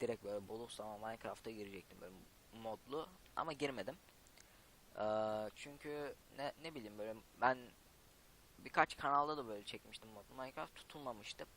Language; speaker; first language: Turkish; native; Turkish